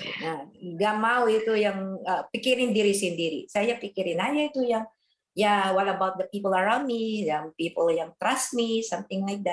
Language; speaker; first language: Indonesian; non-native, fluent; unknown